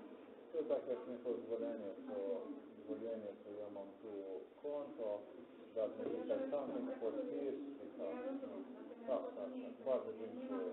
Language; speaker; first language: Polish; non-native, learner; Croatian